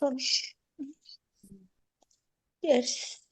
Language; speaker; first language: Turkish; non-native, learner; Uzbek